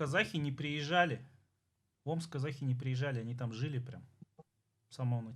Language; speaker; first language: Russian; native; Russian